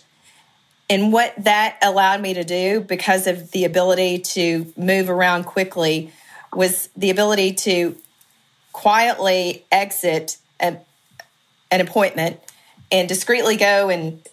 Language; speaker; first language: English; native; English